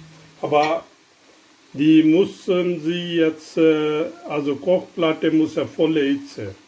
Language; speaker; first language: German; non-native, learner; Urdu